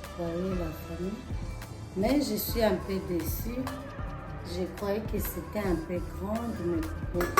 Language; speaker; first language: French; non-native, local second language; Lingala